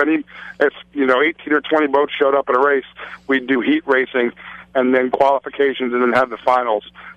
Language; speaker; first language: English; native; English